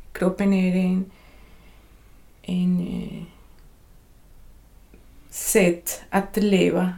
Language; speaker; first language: Swedish; non-native, fluent; Spanish